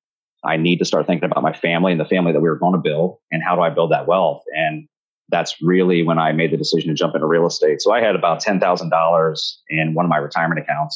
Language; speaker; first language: English; native; English